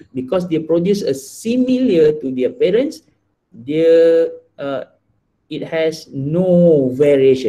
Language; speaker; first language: English; non-native, local second language; Malay